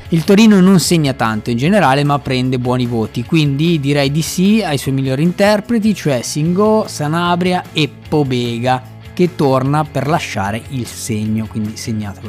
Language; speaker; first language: Italian; native; Italian